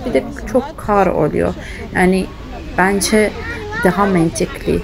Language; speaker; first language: Turkish; early bilingual, heritage; Turkish